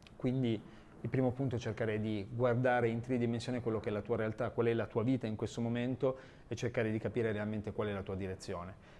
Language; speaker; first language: Italian; native; Italian